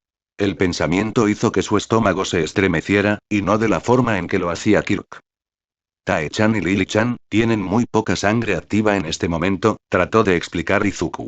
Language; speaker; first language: Spanish; native; Spanish